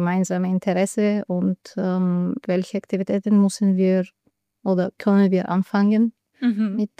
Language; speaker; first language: German; non-native, learner; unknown